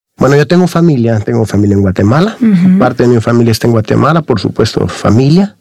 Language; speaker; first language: Spanish; native; Spanish